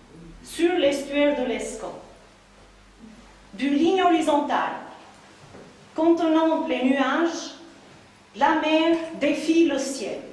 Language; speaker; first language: French; native; French